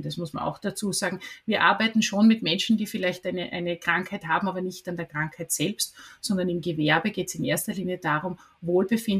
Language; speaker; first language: German; native; German